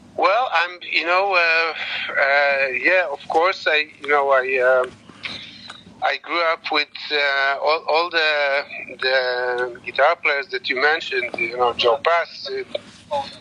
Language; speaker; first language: English; non-native, learner; Hebrew